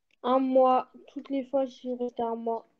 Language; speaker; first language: French; early bilingual, other home language; Portuguese